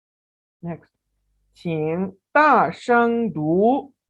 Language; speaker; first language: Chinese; non-native, fluent; Urdu